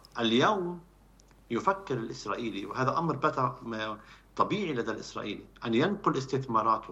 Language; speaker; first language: Arabic; native; Arabic